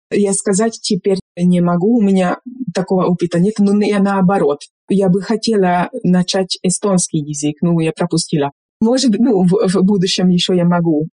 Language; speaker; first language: Russian; non-native, fluent; Hungarian